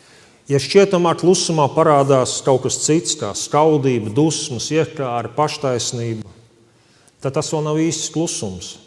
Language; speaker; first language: Latvian; native; Latvian